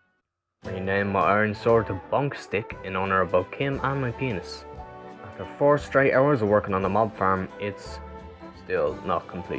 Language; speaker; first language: English; native; English